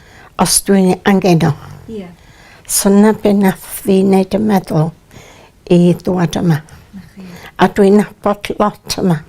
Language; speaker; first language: Welsh; native; Welsh